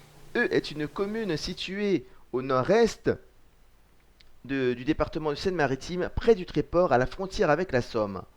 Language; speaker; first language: French; native; French